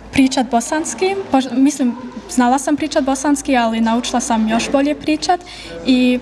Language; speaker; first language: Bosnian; early bilingual, heritage; Bosnian